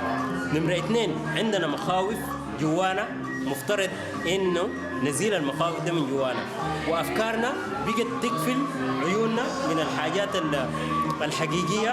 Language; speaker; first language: Arabic; native; Arabic